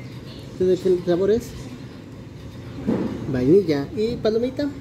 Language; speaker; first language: Spanish; native; Spanish